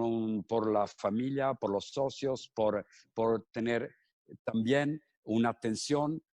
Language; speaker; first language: Spanish; non-native, fluent; Italian